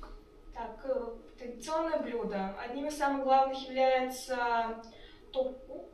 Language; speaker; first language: Russian; native; Russian